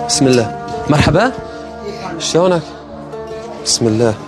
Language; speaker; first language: Arabic; native; Arabic